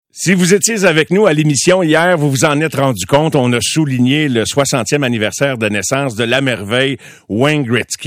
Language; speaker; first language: French; native; French